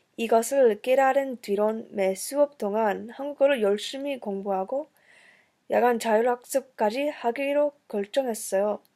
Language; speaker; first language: Korean; early bilingual, heritage; English